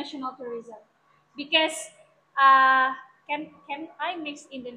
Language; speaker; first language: English; non-native, learner; Indonesian